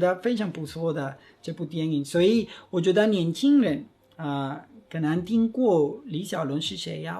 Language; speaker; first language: Chinese; non-native, fluent; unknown